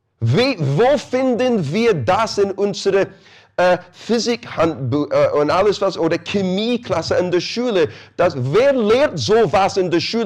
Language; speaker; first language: German; non-native, fluent; English